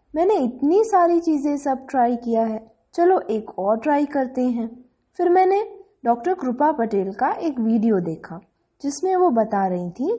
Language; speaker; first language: Hindi; non-native, local second language; Gujarati